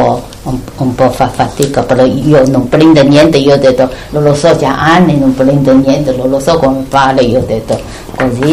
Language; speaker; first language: Italian; non-native, learner; Chinese